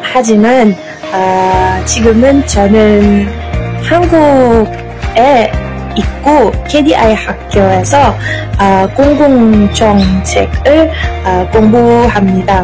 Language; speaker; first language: Korean; non-native, learner; French